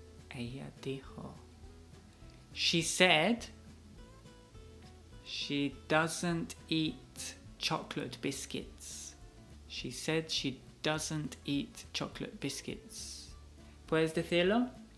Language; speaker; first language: English; native; English